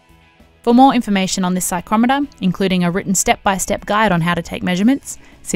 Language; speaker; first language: English; native; English